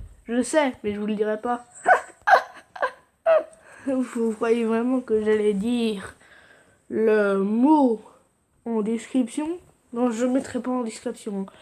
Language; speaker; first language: French; native; French